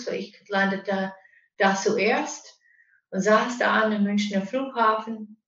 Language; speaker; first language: German; non-native, fluent; English